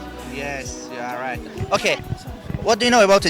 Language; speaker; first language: English; non-native, learner; Persian